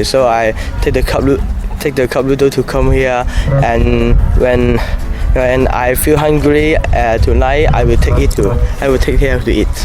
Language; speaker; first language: English; non-native, learner; Cantonese